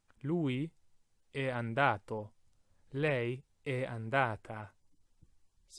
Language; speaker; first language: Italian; non-native, fluent; English